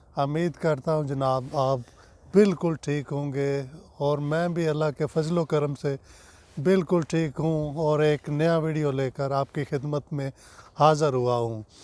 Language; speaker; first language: Urdu; non-native, local second language; Punjabi